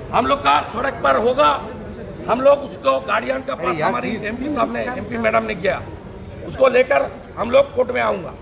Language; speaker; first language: Hindi; non-native, local second language; Bangla